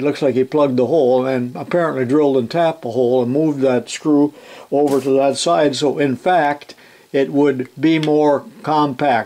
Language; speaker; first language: English; native; English